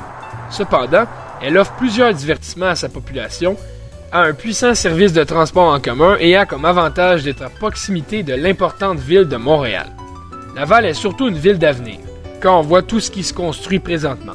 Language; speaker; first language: French; native; French